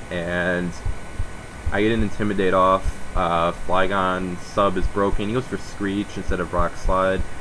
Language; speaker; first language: English; native; English